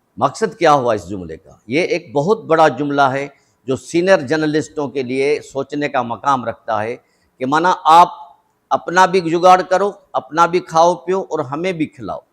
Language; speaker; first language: Urdu; non-native, local second language; Sindhi